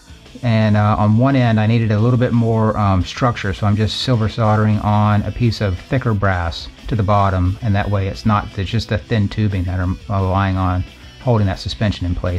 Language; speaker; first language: English; native; English